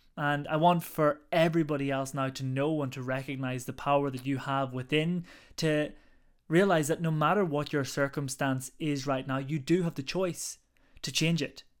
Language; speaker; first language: English; native; English